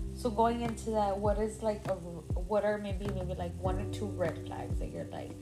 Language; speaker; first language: English; early bilingual, other home language; Spanish